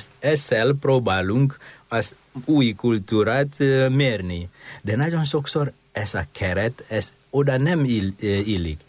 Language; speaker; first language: Hungarian; non-native, fluent; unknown